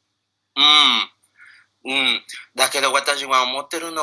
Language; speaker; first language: Japanese; non-native, learner; Spanish